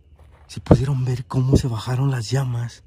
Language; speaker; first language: Spanish; native; Spanish